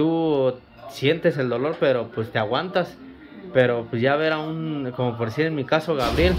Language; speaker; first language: Spanish; native; Spanish